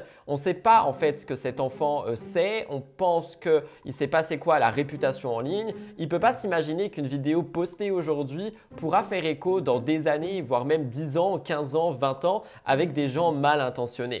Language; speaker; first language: French; native; French